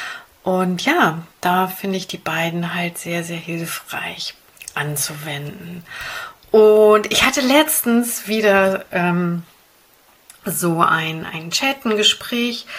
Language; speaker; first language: German; native; German